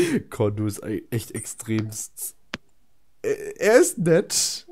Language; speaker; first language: German; native; German